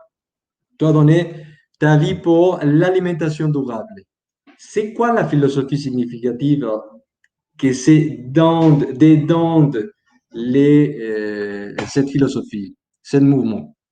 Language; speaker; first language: French; non-native, learner; Spanish